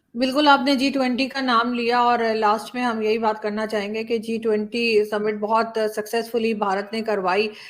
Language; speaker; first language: Urdu; native; Urdu